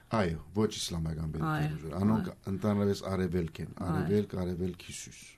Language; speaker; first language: Armenian; early bilingual, heritage; Armenian